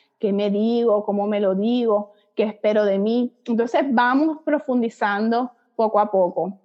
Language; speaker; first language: Spanish; native; Spanish